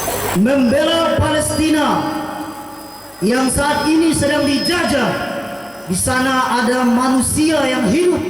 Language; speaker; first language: Indonesian; native; Indonesian